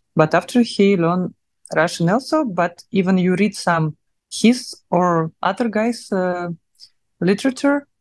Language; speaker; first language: English; non-native, learner; Russian